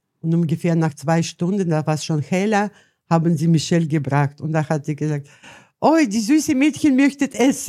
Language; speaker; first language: German; non-native, learner; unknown